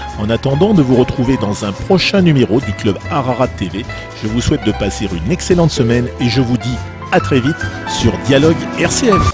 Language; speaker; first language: French; native; French